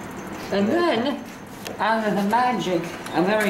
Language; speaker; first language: English; native; English